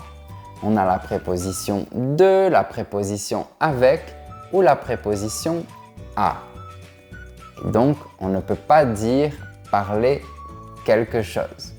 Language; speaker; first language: French; native; French